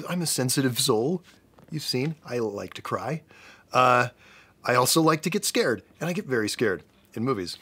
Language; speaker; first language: English; native; English